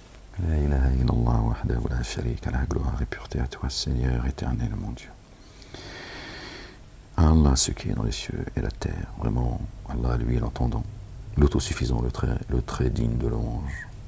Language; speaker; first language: French; native; French